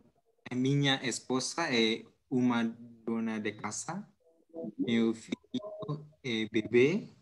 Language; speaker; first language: Portuguese; non-native, learner; Indonesian